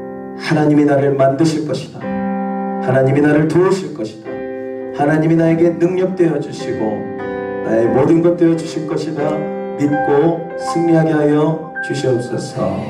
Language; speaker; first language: Korean; native; Korean